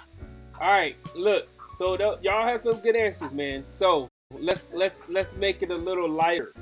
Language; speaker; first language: English; native; English